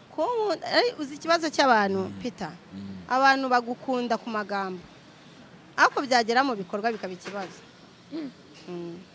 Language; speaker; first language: Kinyarwanda; native; Kinyarwanda